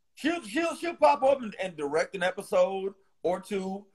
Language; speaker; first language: English; native; English